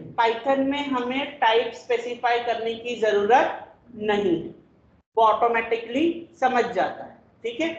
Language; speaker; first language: Hindi; non-native, local second language; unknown